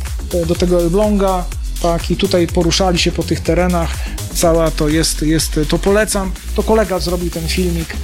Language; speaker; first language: Polish; native; Polish